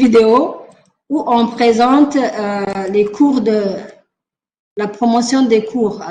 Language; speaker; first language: French; non-native, local second language; Rundi